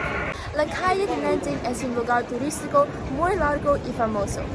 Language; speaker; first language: Spanish; non-native, learner; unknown